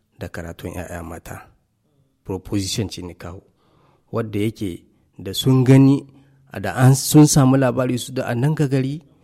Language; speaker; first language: Hausa; native; Hausa